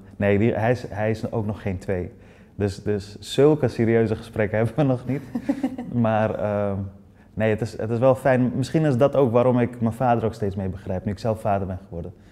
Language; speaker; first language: Dutch; early bilingual, other home language; Persian